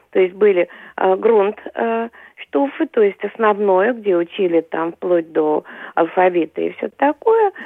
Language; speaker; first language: Russian; native; Russian